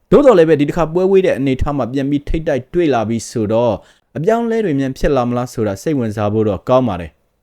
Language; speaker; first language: Burmese; native; Burmese